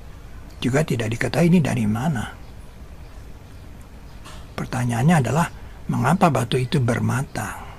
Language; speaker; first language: Indonesian; native; Indonesian